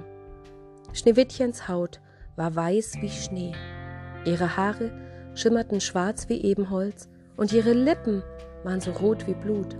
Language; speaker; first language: German; native; German